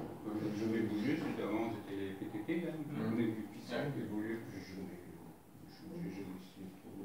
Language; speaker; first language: French; native; French